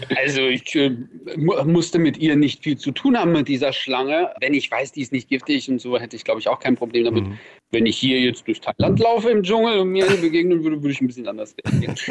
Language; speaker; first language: German; early bilingual, other home language; Russian